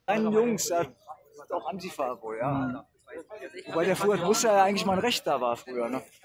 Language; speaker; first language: German; native; German